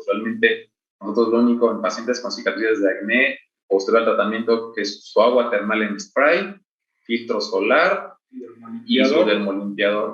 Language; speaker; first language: Spanish; native; Spanish